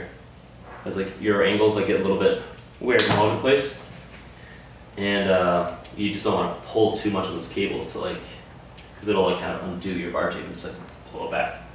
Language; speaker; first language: English; native; English